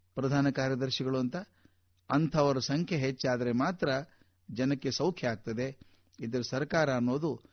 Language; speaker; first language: Kannada; native; Kannada